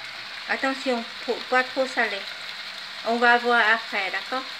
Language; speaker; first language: French; non-native, fluent; Vietnamese